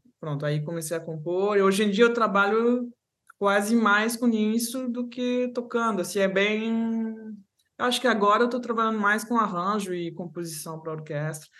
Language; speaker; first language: Portuguese; non-native, fluent; French